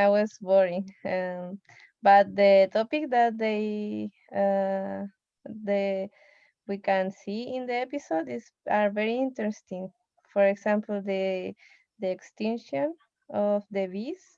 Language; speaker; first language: English; non-native, learner; Spanish